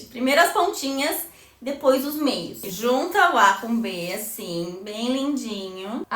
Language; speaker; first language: Portuguese; native; Portuguese